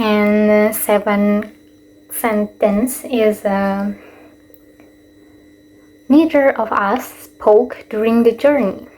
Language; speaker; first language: English; non-native, learner; Indonesian